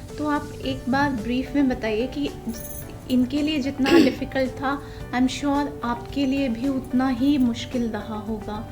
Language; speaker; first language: Hindi; native; Hindi